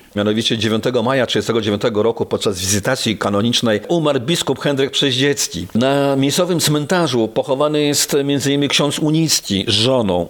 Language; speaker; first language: Polish; native; Polish